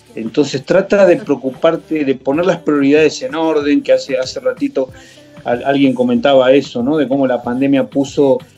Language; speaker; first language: Spanish; native; Spanish